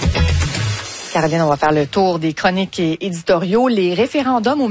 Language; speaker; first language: French; native; French